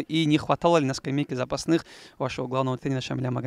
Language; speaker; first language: Russian; native; Russian